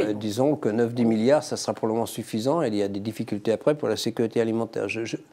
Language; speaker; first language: French; native; French